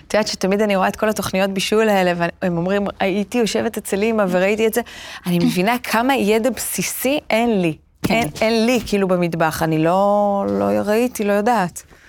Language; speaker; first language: Hebrew; native; Hebrew